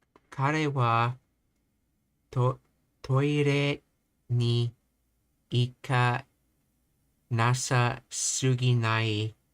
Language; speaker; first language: Japanese; non-native, learner; English